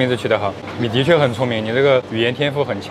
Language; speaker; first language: Chinese; native; Chinese